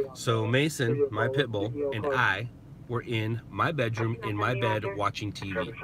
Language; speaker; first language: English; native; English